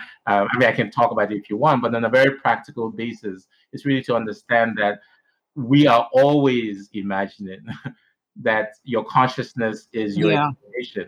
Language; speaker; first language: English; non-native, local second language; Igbo